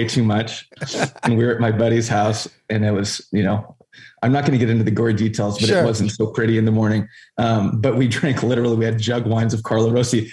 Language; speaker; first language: English; native; English